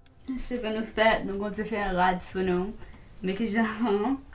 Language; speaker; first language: Haitian Creole; early bilingual, heritage; Haitian Creole